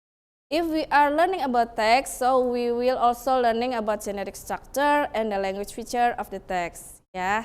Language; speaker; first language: English; non-native, fluent; Indonesian